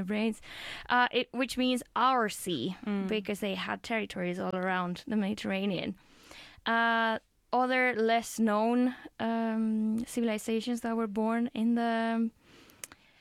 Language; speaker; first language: English; non-native, fluent; Spanish